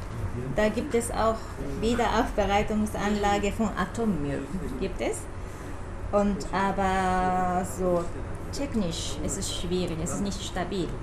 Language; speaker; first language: German; non-native, fluent; Japanese